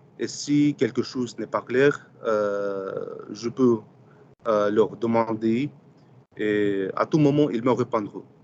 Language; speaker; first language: French; non-native, learner; Russian